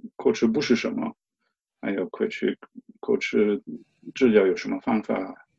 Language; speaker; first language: Chinese; non-native, fluent; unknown